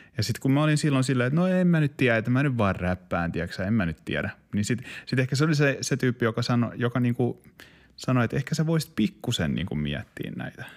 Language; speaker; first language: Finnish; native; Finnish